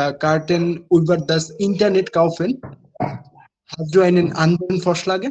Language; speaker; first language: German; non-native, learner; Bangla